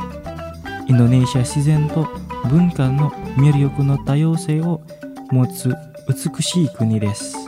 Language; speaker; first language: Japanese; non-native, fluent; Indonesian